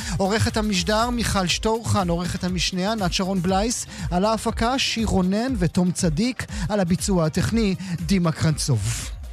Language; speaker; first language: Hebrew; native; Hebrew